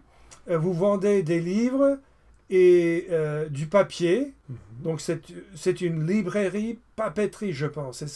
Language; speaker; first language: French; non-native, fluent; English